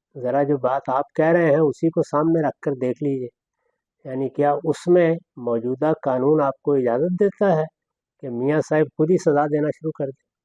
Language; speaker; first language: Urdu; non-native, local second language; Punjabi